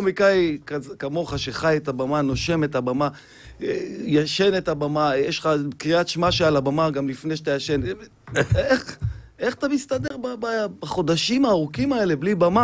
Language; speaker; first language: Hebrew; native; Hebrew